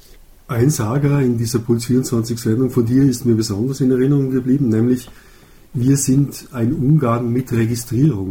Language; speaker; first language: German; native; German